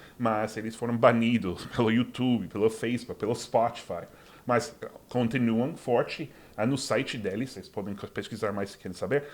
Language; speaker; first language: Portuguese; non-native, fluent; English